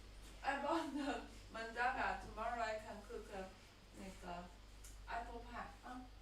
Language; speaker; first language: English; non-native, learner; Chinese